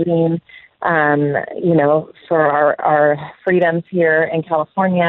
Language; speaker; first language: English; native; English